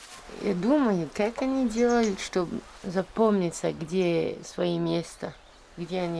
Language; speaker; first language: Russian; non-native, fluent; French